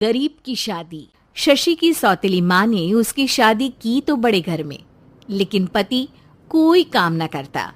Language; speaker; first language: Hindi; native; Hindi